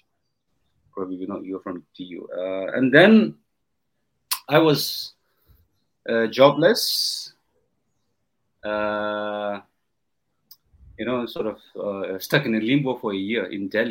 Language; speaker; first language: English; non-native, local second language; Tibetan